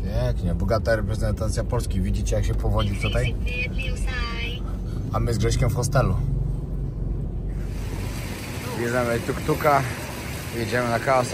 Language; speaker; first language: Polish; native; Polish